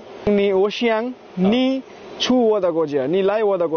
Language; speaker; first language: Chinese; non-native, learner; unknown